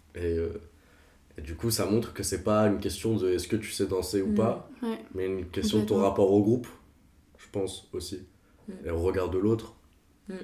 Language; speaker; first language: French; non-native, fluent; Portuguese